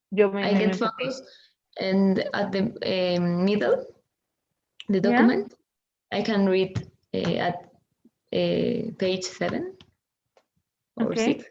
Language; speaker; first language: English; non-native, learner; Spanish